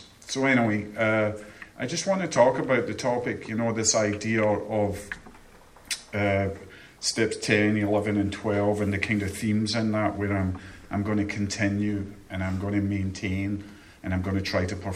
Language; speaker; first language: English; native; English